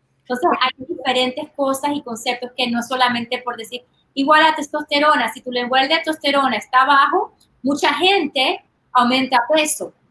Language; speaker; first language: Spanish; early bilingual, heritage; Spanish